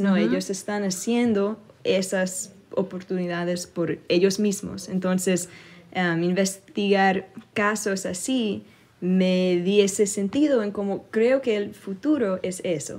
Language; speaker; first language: Spanish; early bilingual, heritage; Spanish